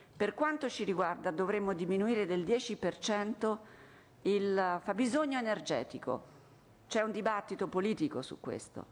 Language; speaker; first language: Italian; native; Italian